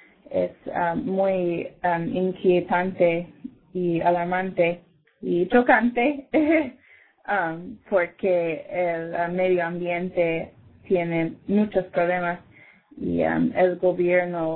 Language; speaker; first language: Spanish; non-native, learner; English